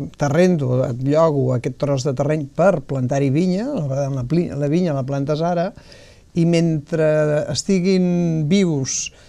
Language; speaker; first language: Catalan; native; Catalan